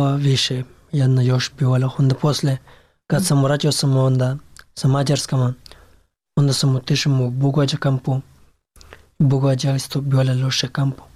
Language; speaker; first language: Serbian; non-native, learner; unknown